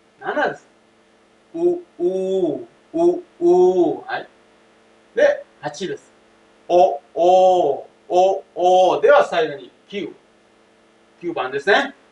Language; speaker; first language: Japanese; non-native, fluent; Thai